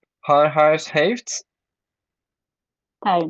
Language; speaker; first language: Dutch; non-native, fluent; Turkish